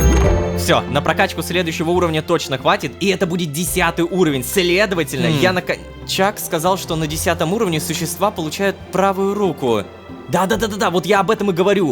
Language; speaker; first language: Russian; native; Russian